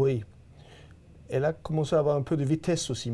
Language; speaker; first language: French; non-native, fluent; Swedish